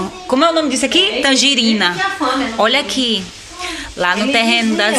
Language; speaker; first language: Portuguese; native; Portuguese